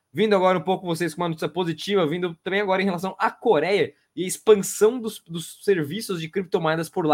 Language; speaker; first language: Portuguese; native; Portuguese